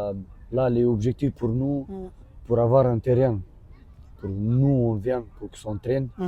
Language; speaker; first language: French; non-native, learner; Romanian